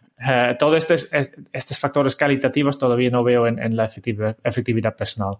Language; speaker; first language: Spanish; non-native, fluent; Dutch